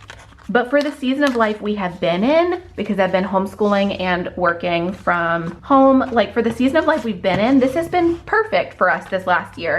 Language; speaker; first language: English; native; English